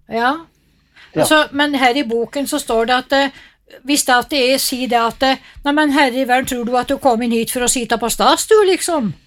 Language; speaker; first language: Norwegian; native; Norwegian